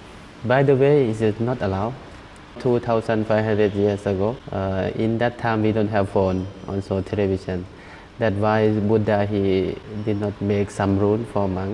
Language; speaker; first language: English; non-native, learner; Thai